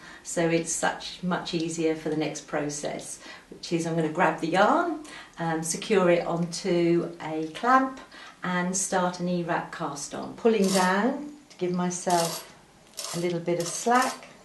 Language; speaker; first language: English; native; English